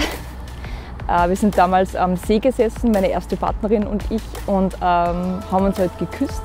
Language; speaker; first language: German; native; German